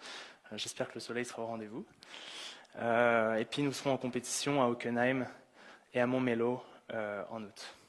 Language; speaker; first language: French; native; French